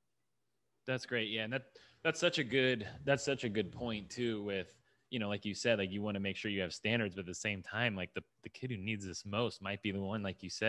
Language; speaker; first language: English; native; English